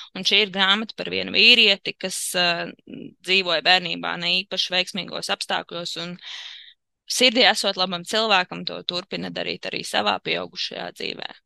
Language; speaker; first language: Latvian; native; Latvian